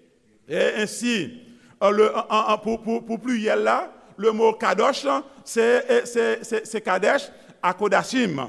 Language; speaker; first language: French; non-native, local second language; Haitian Creole